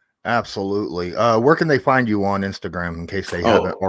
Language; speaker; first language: English; native; English